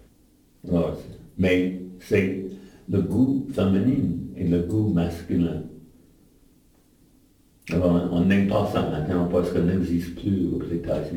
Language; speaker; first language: French; non-native, fluent; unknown